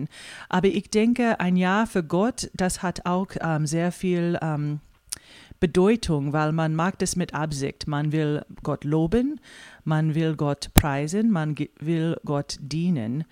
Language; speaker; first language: German; non-native, fluent; English